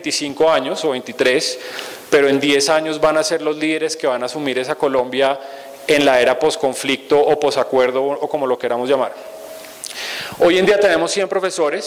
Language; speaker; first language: Spanish; native; Spanish